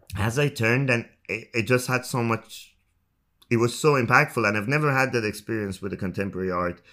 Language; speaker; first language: English; non-native, fluent; Persian